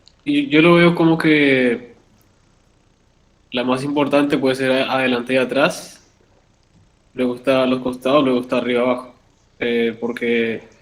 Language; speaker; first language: Spanish; native; Spanish